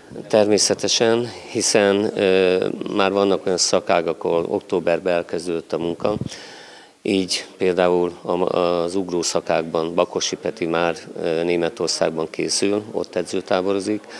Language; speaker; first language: Hungarian; native; Hungarian